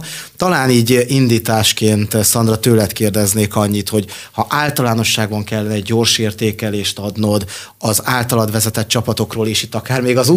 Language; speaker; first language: Hungarian; native; Hungarian